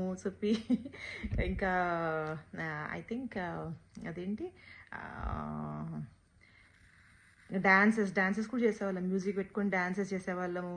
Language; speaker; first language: Telugu; native; Telugu